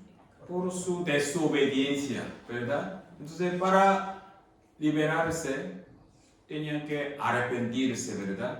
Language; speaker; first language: Spanish; non-native, fluent; Korean